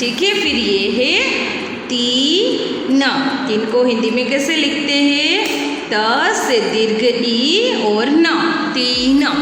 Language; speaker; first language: Hindi; non-native, local second language; Gujarati